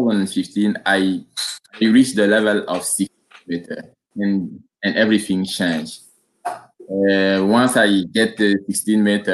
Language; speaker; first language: English; non-native, learner; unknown